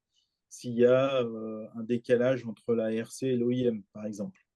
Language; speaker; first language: French; native; French